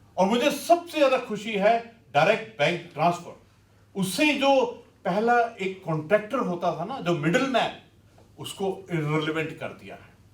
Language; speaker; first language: Hindi; non-native, local second language; Punjabi